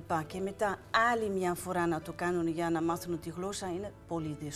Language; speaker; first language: Greek; non-native, fluent; Dutch